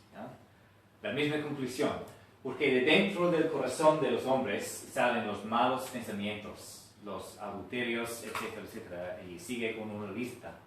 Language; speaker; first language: Spanish; non-native, fluent; English